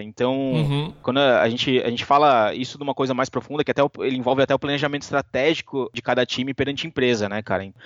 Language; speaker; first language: Portuguese; native; Portuguese